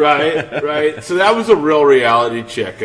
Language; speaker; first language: English; native; English